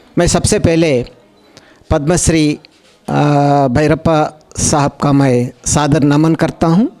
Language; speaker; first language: Hindi; non-native, local second language; Telugu